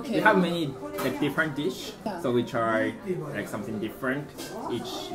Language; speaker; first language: English; non-native, fluent; Japanese